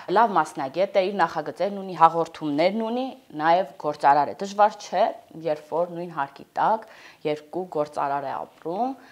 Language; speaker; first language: Armenian; native; Armenian